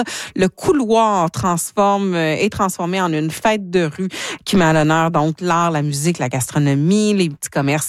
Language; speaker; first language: French; native; French